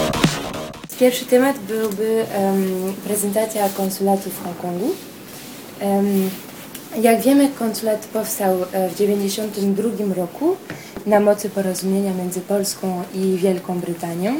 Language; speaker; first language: Polish; early bilingual, heritage; Polish